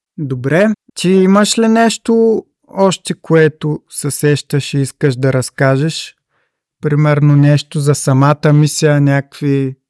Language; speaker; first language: Bulgarian; native; Bulgarian